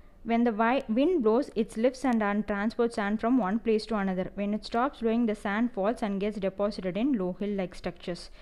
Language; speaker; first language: English; non-native, local second language; Tamil